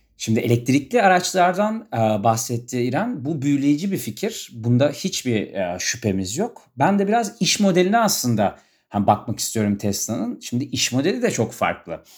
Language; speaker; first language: Turkish; native; Turkish